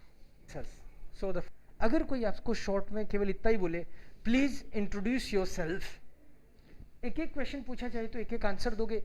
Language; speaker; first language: Hindi; native; Hindi